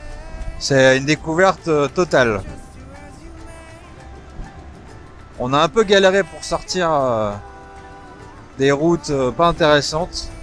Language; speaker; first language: French; native; French